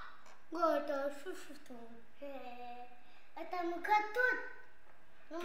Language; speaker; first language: Romanian; non-native, learner; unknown